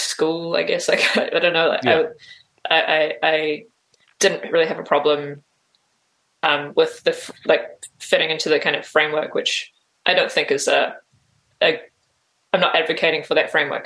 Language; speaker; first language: English; native; English